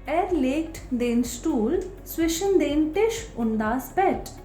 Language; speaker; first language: German; non-native, fluent; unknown